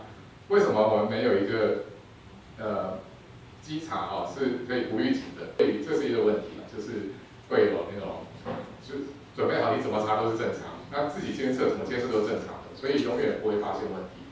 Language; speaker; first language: Chinese; native; Chinese